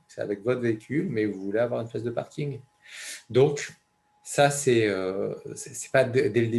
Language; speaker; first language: French; native; French